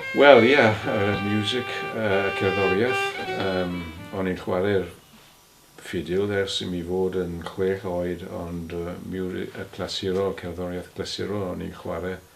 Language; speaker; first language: Welsh; early bilingual, heritage; English